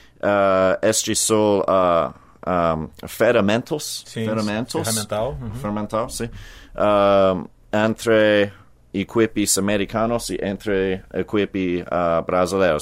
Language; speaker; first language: Portuguese; non-native, learner; English